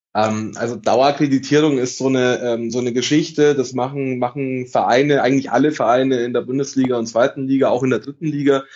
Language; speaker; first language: German; early bilingual, other home language; Italian